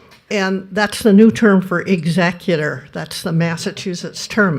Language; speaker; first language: English; native; English